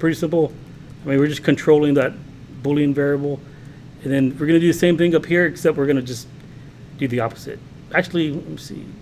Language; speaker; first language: English; native; English